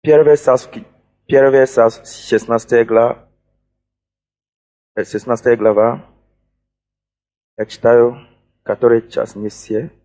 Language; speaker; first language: Russian; non-native, fluent; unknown